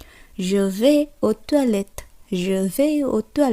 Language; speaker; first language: French; non-native, fluent; Bangla